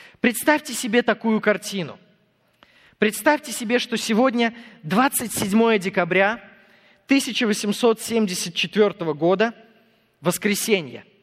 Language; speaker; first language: Russian; non-native, fluent; English